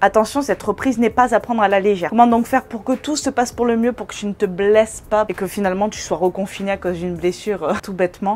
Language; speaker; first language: French; native; French